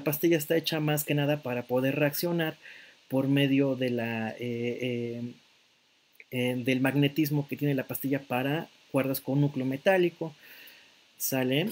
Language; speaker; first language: Spanish; native; Spanish